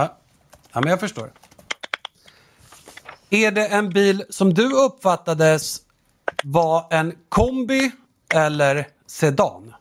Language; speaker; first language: Swedish; native; Swedish